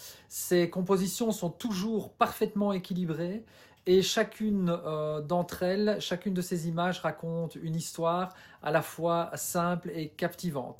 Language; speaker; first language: French; native; French